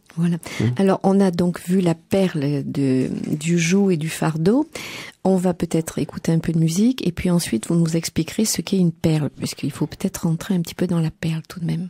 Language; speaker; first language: French; native; French